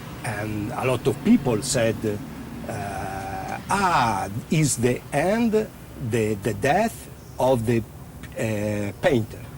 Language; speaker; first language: English; non-native, learner; Italian